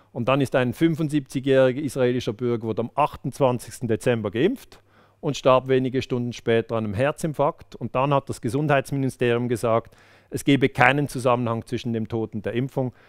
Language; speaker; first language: German; native; German